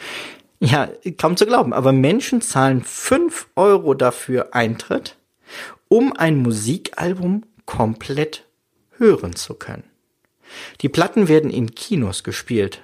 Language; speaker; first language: German; native; German